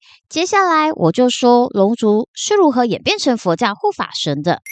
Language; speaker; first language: Chinese; native; Chinese